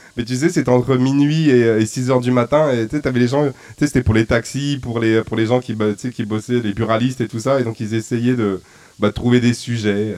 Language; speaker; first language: French; native; French